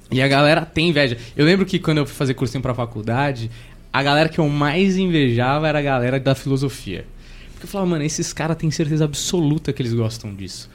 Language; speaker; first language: Portuguese; native; Portuguese